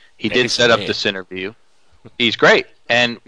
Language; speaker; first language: English; native; English